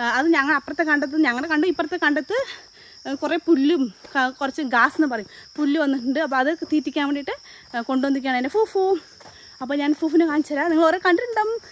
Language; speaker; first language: Malayalam; non-native, fluent; Nepali